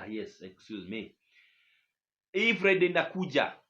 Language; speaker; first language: English; non-native, local second language; Swahili